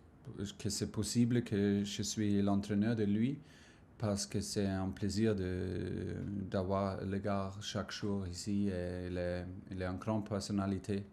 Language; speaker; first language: French; non-native, learner; German